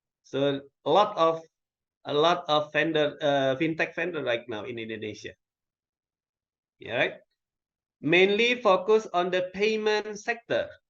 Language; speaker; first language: English; non-native, local second language; Indonesian